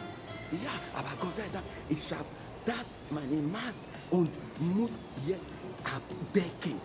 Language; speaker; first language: German; non-native, learner; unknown